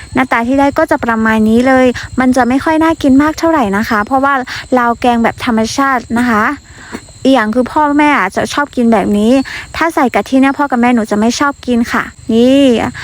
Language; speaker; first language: Thai; non-native, local second language; Karen languages